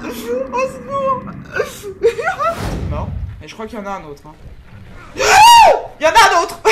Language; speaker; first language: French; native; French